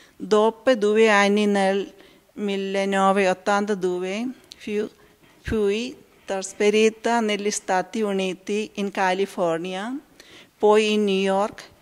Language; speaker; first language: Italian; non-native, fluent; Malayalam